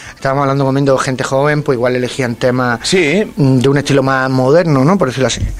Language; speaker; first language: Spanish; native; Spanish